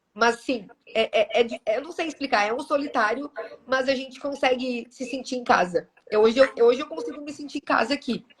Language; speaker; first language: Portuguese; native; Portuguese